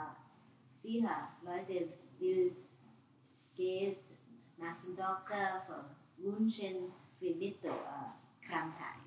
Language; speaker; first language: German; non-native, learner; Thai